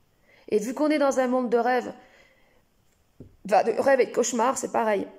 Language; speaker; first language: French; native; French